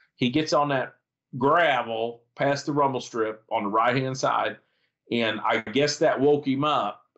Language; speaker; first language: English; native; English